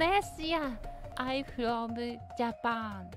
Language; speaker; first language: English; non-native, learner; Japanese